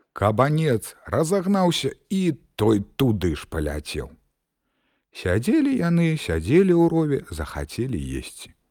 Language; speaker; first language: Belarusian; native; Belarusian